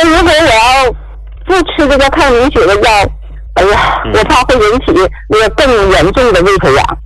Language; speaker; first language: Chinese; native; Chinese